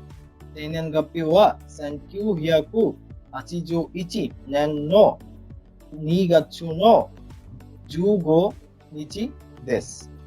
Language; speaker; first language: Japanese; non-native, learner; Bangla